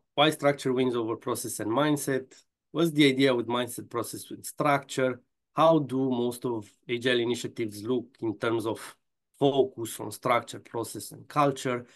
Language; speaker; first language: English; non-native, fluent; Romanian